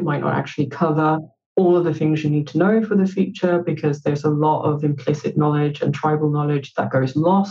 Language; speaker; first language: English; non-native, fluent; Danish